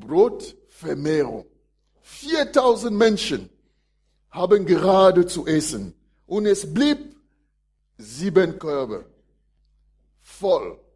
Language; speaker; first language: German; non-native, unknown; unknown